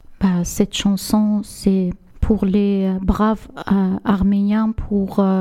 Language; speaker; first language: French; non-native, learner; Armenian